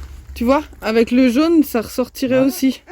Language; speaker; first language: French; native; French